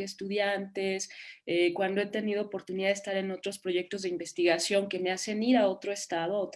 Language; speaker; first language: Spanish; native; Spanish